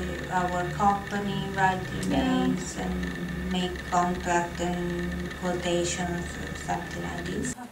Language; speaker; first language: English; non-native, fluent; Italian